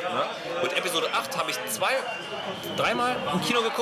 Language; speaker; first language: German; native; German